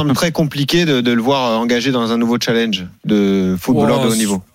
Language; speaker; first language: French; native; French